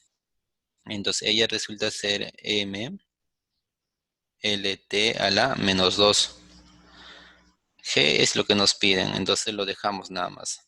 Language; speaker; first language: Spanish; native; Spanish